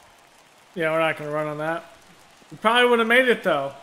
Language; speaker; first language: English; native; English